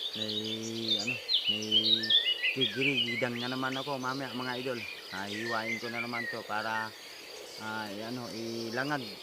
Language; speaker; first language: Filipino; native; Filipino